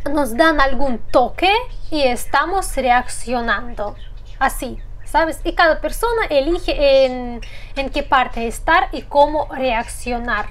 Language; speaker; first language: Spanish; non-native, fluent; Russian